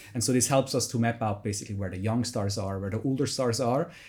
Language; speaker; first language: English; non-native, fluent; German